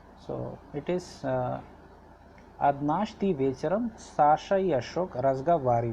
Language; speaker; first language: Russian; non-native, fluent; Hindi